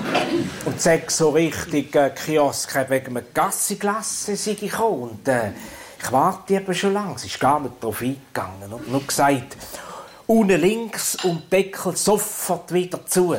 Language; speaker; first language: German; native; German